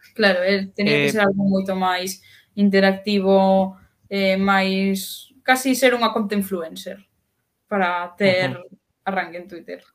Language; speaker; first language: Galician; native; Galician